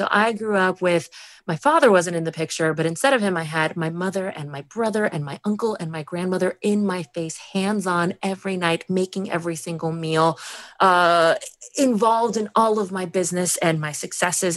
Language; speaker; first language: English; early bilingual, other home language; Spanish